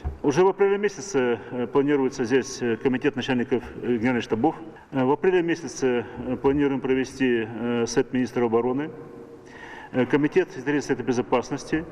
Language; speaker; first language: Russian; native; Russian